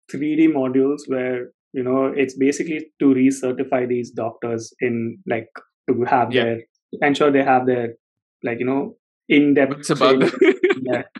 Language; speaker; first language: English; non-native, local second language; Tamil